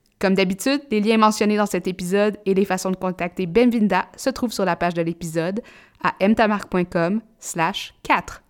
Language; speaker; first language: French; native; French